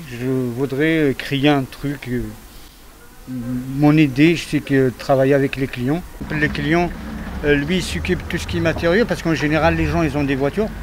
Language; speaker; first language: French; non-native, fluent; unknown